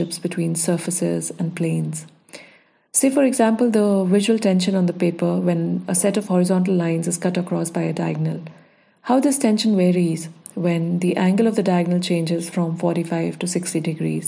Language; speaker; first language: English; non-native, local second language; Hindi